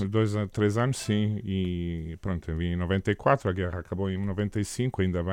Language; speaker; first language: Portuguese; non-native, fluent; Croatian